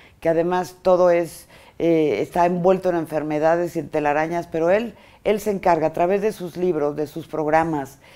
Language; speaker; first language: Spanish; native; Spanish